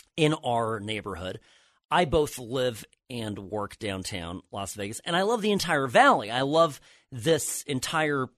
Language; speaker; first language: English; native; English